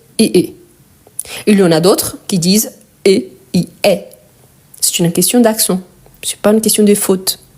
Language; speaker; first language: French; non-native, fluent; Portuguese